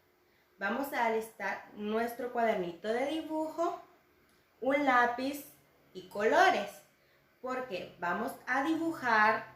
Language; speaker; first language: Spanish; native; Spanish